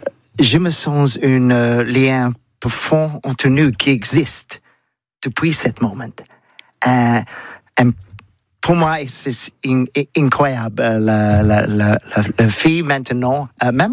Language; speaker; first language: French; non-native, learner; English